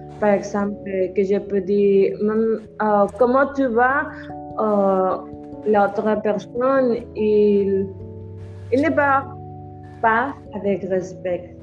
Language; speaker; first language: French; non-native, learner; Spanish